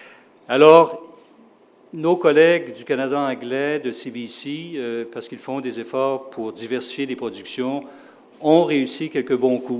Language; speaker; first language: French; native; French